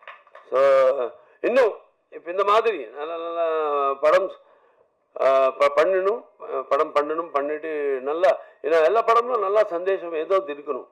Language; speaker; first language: Tamil; non-native, learner; Telugu